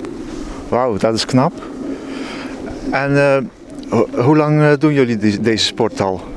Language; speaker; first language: Dutch; native; Dutch